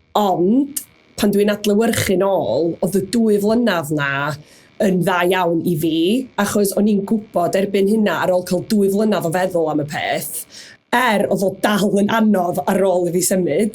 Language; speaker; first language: Welsh; native; Welsh